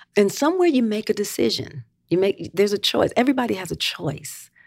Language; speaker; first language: English; native; English